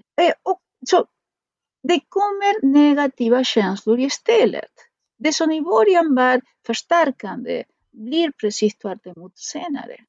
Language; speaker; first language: Swedish; non-native, fluent; Spanish